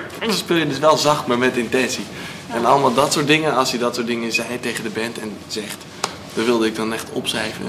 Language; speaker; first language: Dutch; native; Dutch